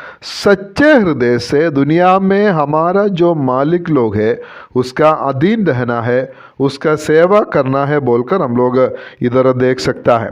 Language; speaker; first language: Hindi; non-native, local second language; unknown